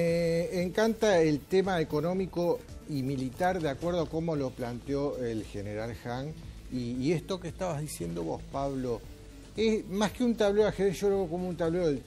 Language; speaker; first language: Spanish; native; Spanish